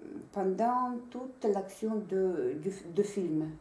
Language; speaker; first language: French; non-native, learner; Russian